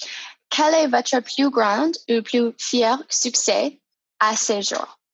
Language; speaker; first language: French; non-native, fluent; English